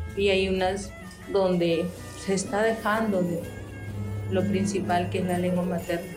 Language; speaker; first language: Spanish; non-native, local second language; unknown